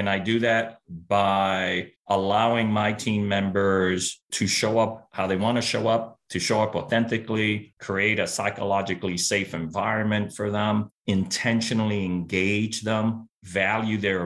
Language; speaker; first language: English; early bilingual, other home language; Spanish